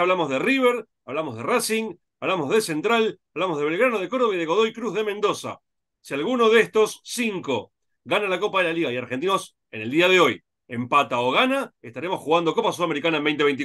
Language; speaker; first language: Spanish; native; Spanish